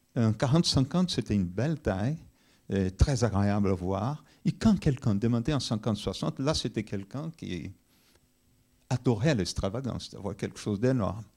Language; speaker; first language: French; non-native, fluent; Portuguese